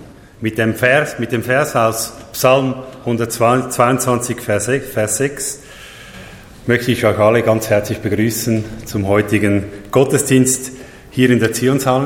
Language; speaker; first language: German; native; German